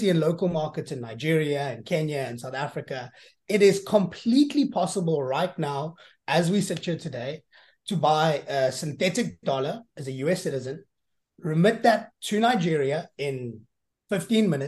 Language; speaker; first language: English; native; English